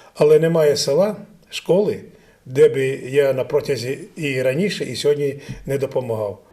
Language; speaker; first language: Ukrainian; native; Ukrainian